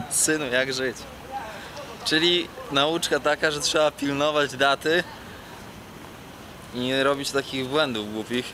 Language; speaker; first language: Polish; native; Polish